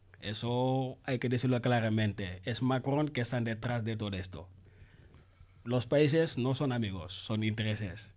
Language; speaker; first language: Spanish; non-native, learner; Wolof